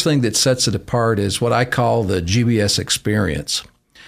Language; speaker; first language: English; native; English